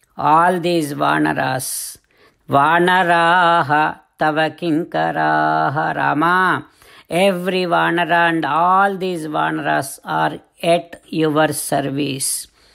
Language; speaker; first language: English; non-native, local second language; Telugu